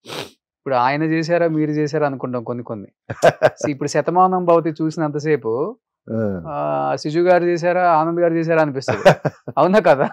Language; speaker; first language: Telugu; native; Telugu